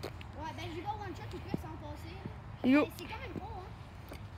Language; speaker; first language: French; native; French